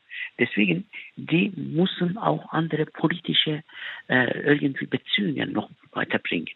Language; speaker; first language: German; non-native, fluent; Turkish